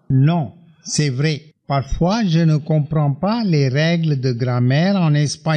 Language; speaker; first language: French; non-native, fluent; Tamil